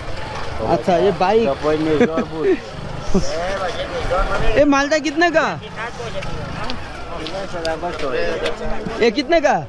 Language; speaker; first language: Hindi; non-native, learner; Bangla